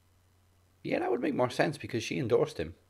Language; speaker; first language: English; native; English